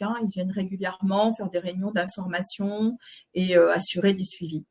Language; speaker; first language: French; native; French